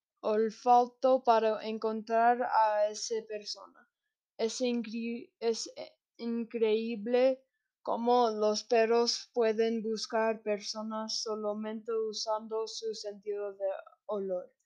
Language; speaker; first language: Spanish; non-native, learner; English